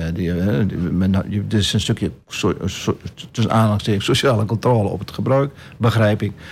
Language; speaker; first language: Dutch; native; Dutch